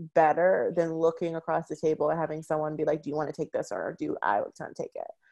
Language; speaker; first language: English; native; English